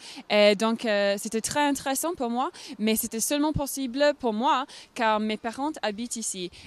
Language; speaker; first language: French; non-native, fluent; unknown